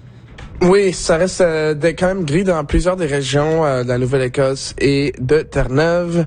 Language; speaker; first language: French; native; French